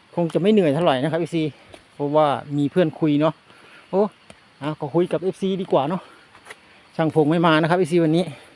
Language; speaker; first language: Thai; non-native, local second language; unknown